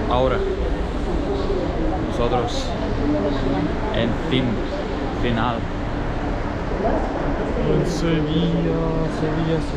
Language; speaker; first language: Spanish; non-native, learner; Latvian